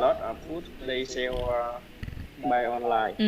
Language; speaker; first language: English; non-native, learner; Vietnamese